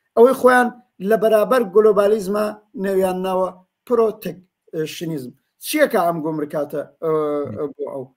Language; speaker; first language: Central Kurdish; native; Central Kurdish